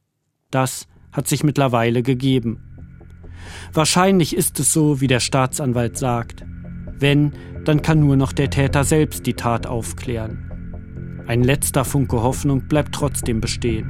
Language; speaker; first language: German; native; German